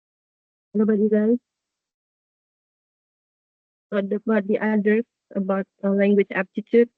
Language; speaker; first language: English; non-native, learner; Indonesian